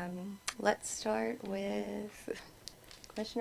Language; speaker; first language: English; native; English